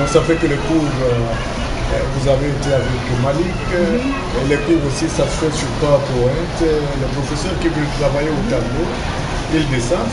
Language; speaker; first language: French; non-native, local second language; Wolof